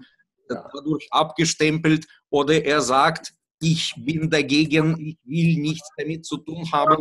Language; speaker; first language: German; non-native, fluent; Russian